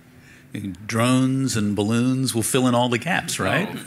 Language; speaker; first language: English; native; English